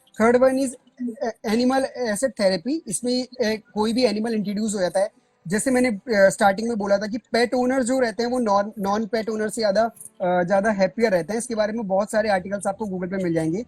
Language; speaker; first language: Hindi; native; Hindi